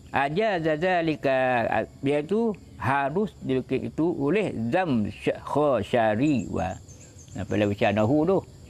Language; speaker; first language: Malay; native; Malay